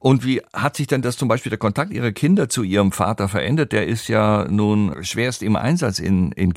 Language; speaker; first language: German; native; German